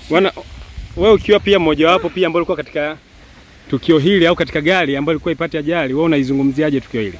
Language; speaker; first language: Swahili; native; Swahili